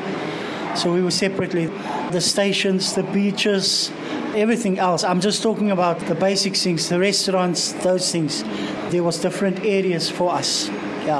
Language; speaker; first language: English; non-native, local second language; Afrikaans